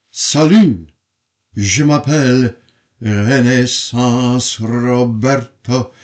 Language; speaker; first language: French; non-native, fluent; English